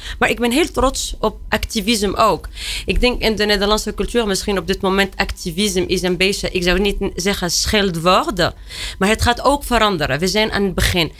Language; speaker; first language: Dutch; non-native, fluent; Arabic